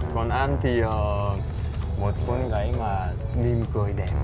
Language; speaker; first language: Vietnamese; non-native, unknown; Korean